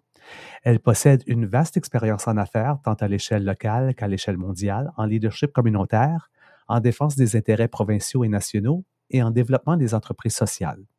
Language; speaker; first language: French; native; French